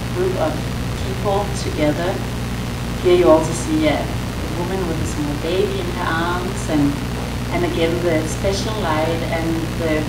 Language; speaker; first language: English; non-native, fluent; Danish